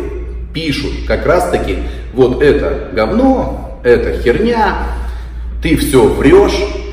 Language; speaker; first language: Russian; native; Russian